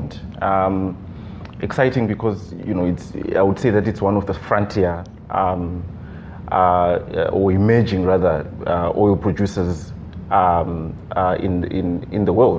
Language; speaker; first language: English; non-native, local second language; Shona